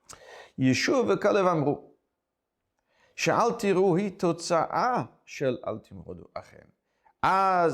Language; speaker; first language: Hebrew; non-native, fluent; French